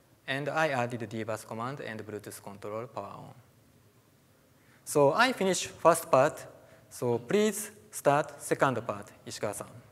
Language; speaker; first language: English; non-native, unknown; Japanese